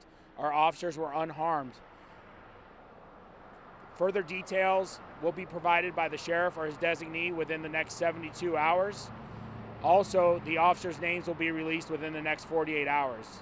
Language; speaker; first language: English; native; English